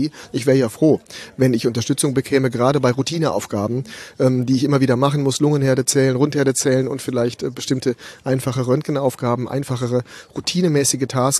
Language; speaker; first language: German; native; German